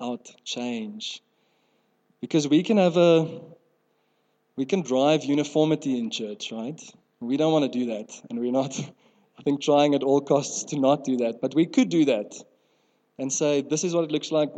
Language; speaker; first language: English; non-native, local second language; Afrikaans